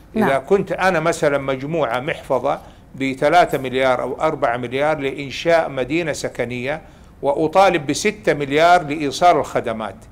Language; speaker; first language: Arabic; native; Arabic